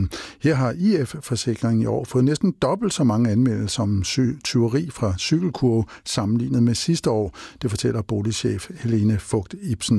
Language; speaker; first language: Danish; native; Danish